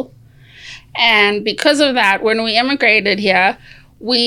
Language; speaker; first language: English; native; English